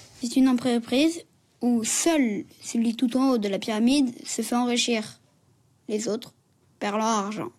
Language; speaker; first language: French; native; French